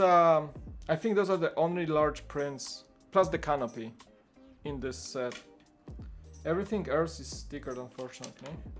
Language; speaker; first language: English; non-native, fluent; Polish